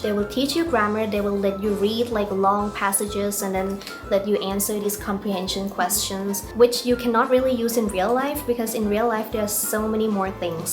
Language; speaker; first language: English; early bilingual, other home language; Thai